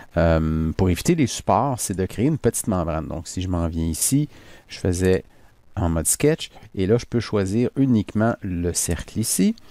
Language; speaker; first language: French; native; French